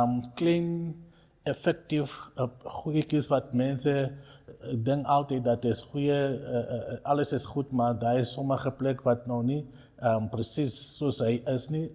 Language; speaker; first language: Afrikaans; non-native, local second language; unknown